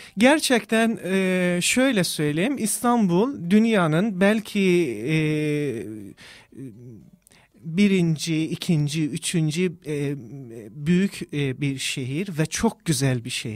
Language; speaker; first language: Turkish; non-native, fluent; Persian